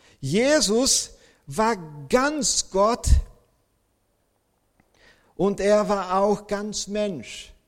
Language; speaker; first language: German; non-native, fluent; Portuguese